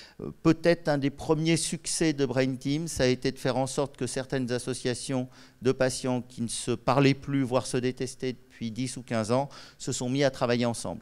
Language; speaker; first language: French; native; French